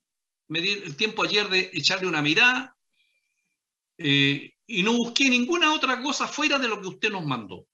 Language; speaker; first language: Spanish; native; Spanish